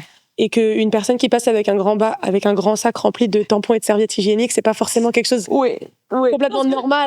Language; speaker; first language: French; native; French